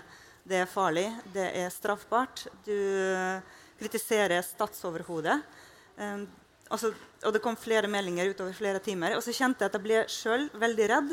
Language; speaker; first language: Norwegian; non-native, fluent; Russian